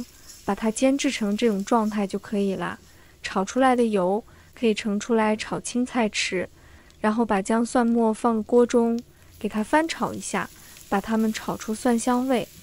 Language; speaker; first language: Chinese; native; Chinese